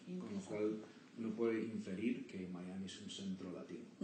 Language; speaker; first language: Spanish; early bilingual, heritage; Spanish